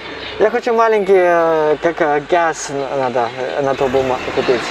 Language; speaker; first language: Russian; non-native, learner; Cantonese